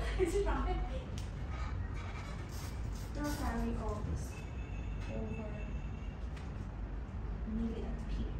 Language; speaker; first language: English; non-native, learner; Vietnamese